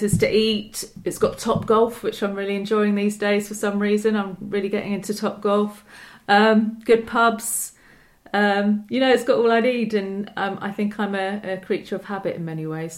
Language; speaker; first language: English; native; English